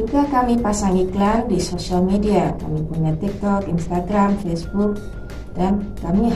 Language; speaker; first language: Indonesian; early bilingual, heritage; Dutch